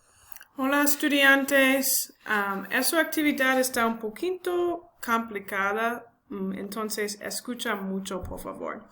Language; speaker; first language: Spanish; non-native, learner; English